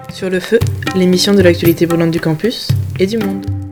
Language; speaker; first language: French; native; French